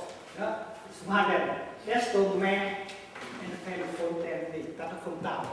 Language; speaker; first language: German; non-native, learner; Vietnamese